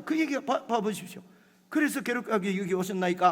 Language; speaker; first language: Korean; native; Korean